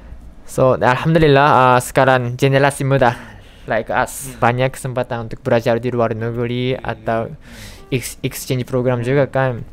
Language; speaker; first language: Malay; non-native, fluent; Japanese